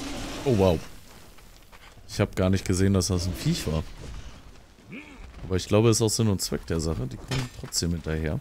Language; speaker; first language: German; native; German